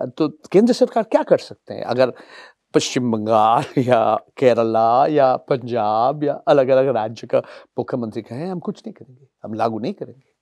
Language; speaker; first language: Hindi; non-native, local second language; Bangla